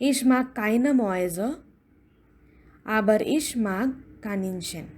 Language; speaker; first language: German; non-native, fluent; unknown